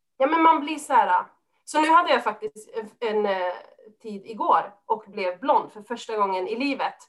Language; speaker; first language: Swedish; early bilingual, other home language; Serbian